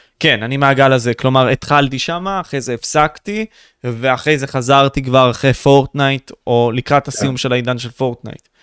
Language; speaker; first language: Hebrew; native; Hebrew